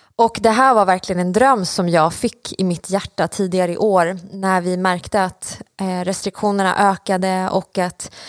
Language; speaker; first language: Swedish; native; Swedish